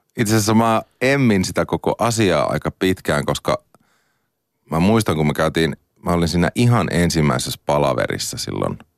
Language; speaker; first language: Finnish; native; Finnish